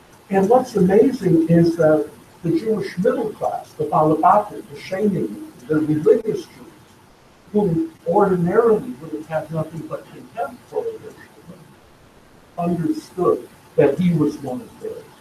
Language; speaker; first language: English; native; English